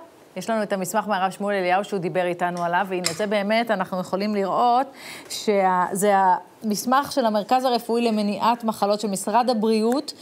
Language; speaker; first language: Hebrew; native; Hebrew